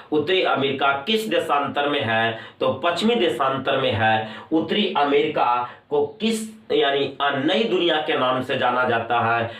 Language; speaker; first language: Hindi; native; Hindi